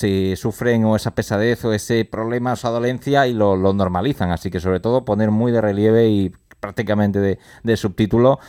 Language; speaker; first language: Spanish; native; Spanish